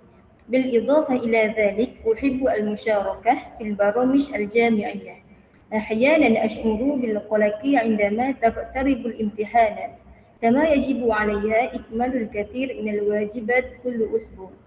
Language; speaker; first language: Arabic; non-native, learner; Malay